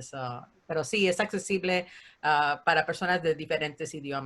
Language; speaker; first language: Spanish; early bilingual, heritage; Spanish